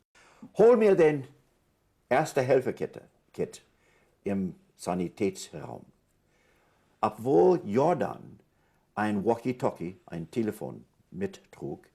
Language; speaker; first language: German; non-native, fluent; English